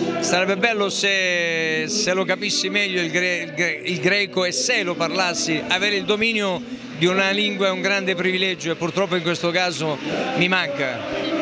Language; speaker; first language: Italian; native; Italian